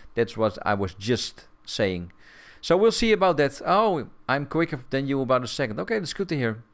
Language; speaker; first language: English; non-native, fluent; Dutch